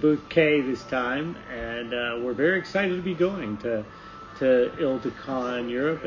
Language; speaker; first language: English; native; English